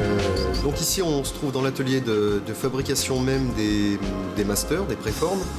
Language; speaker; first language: French; native; French